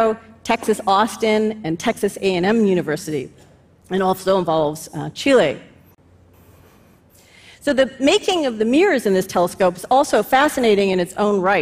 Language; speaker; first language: English; native; English